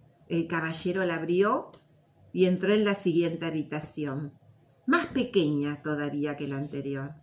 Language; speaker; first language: Spanish; native; Spanish